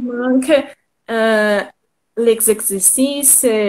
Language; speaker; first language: French; non-native, learner; Portuguese